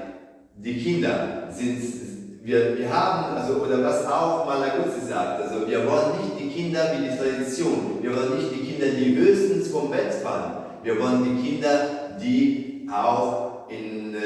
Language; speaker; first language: German; non-native, fluent; Italian